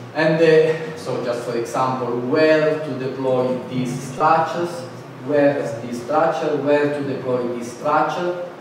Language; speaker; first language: English; non-native, fluent; Italian